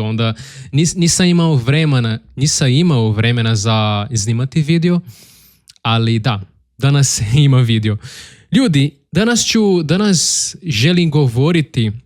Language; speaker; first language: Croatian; non-native, learner; Portuguese